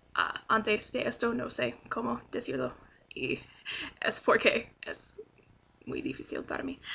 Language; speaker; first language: Spanish; non-native, learner; English